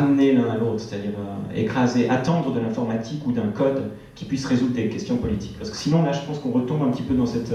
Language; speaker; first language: French; native; French